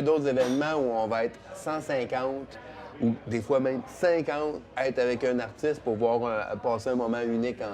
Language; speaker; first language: French; native; French